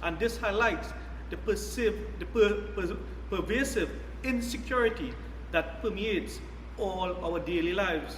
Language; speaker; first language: English; native; English